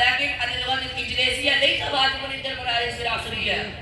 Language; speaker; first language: Arabic; non-native, learner; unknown